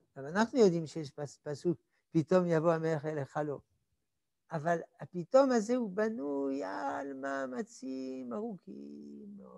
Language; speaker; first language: Hebrew; non-native, fluent; French